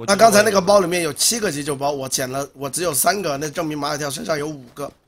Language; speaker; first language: Chinese; native; Chinese